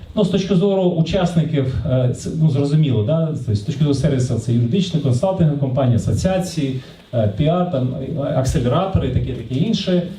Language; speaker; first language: Ukrainian; non-native, local second language; Russian